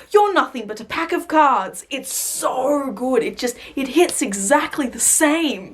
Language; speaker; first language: English; native; English